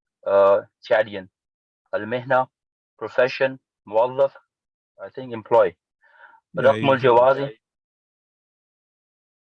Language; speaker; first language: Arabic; non-native, learner; English